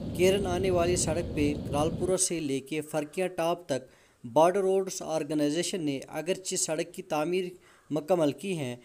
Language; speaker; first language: Urdu; non-native, local second language; Kashmiri